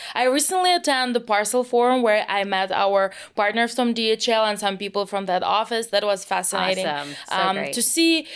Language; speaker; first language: English; non-native, fluent; Russian